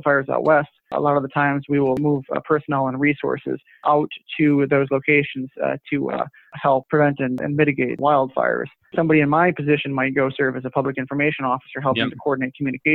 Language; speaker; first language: English; native; English